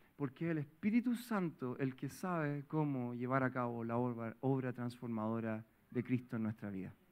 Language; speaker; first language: Spanish; native; Spanish